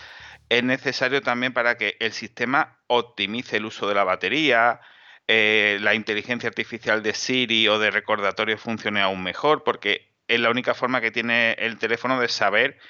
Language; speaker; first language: Spanish; native; Spanish